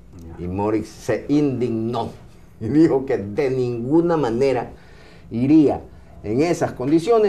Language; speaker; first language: Spanish; native; Spanish